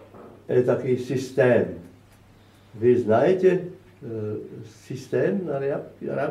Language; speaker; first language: Czech; non-native, learner; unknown